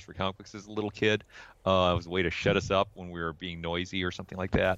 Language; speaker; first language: English; native; English